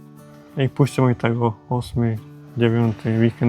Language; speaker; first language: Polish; non-native, learner; Slovak